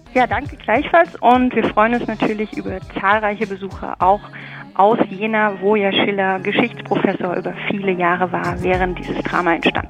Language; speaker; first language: German; native; German